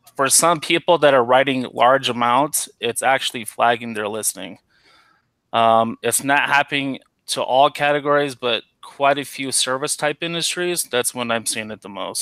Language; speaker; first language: English; native; English